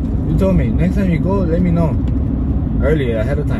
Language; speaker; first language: English; early bilingual, other home language; Spanish